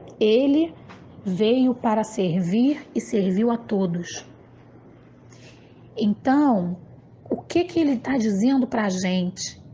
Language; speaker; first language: Portuguese; native; Portuguese